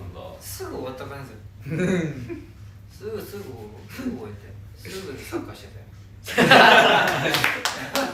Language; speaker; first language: Japanese; native; Japanese